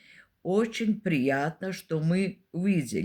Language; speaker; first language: Russian; non-native, fluent; Serbian